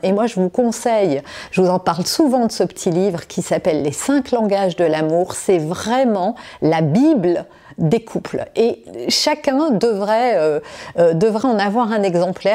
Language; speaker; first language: French; native; French